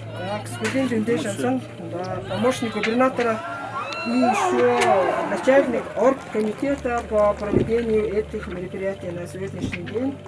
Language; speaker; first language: Russian; non-native, fluent; Mongolian